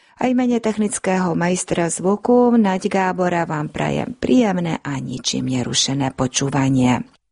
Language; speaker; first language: Slovak; early bilingual, heritage; Slovak